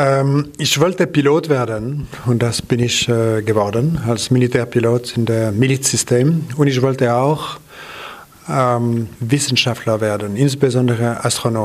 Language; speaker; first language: German; non-native, local second language; French